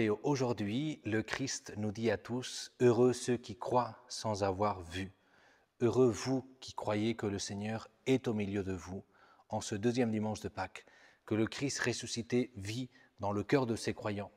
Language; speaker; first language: French; non-native, fluent; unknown